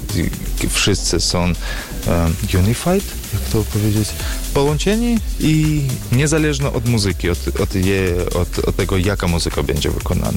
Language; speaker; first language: Polish; non-native, learner; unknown